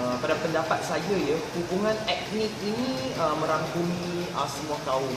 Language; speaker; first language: Malay; non-native, local second language; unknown